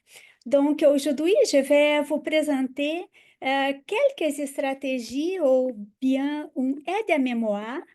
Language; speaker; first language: French; non-native, fluent; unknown